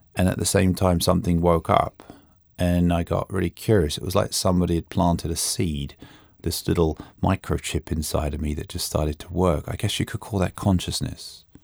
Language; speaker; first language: English; native; English